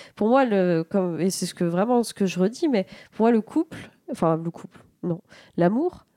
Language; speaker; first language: French; native; French